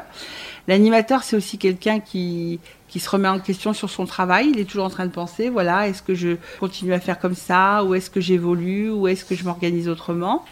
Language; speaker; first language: French; native; French